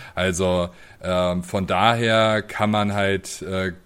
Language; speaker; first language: German; native; German